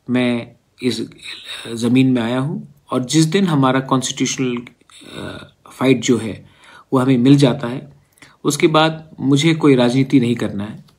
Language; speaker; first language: Hindi; non-native, local second language; Kok Borok